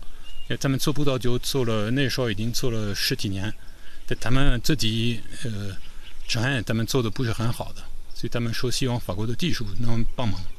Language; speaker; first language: Chinese; non-native, fluent; French